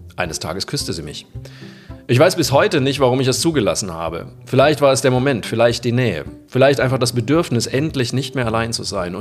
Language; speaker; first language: German; native; German